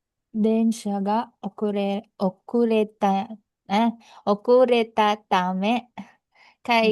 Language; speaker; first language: Japanese; non-native, learner; Filipino